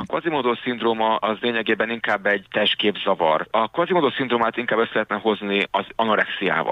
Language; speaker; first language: Hungarian; native; Hungarian